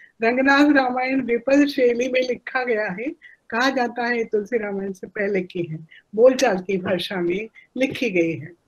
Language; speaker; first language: Hindi; non-native, local second language; Telugu